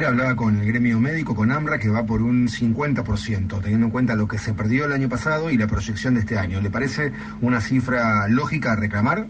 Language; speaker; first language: Spanish; native; Spanish